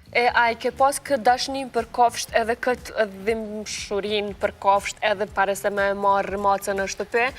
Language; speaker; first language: Albanian; native; Albanian